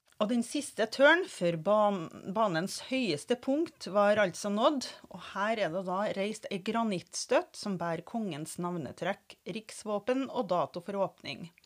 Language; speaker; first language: Norwegian; native; Norwegian